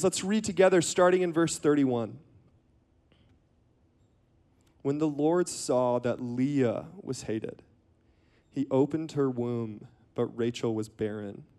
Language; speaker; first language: English; native; English